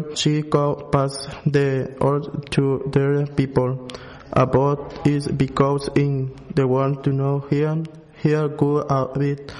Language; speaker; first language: English; non-native, learner; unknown